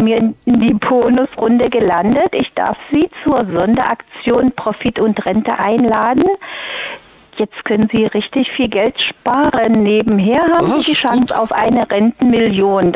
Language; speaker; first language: German; native; German